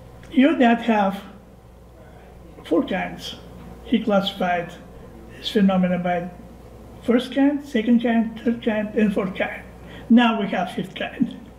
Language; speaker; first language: English; non-native, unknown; Bulgarian